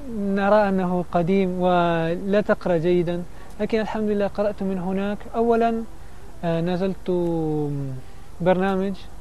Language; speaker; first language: Arabic; non-native, learner; Italian